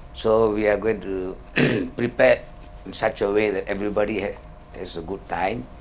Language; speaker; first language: English; non-native, local second language; Tamil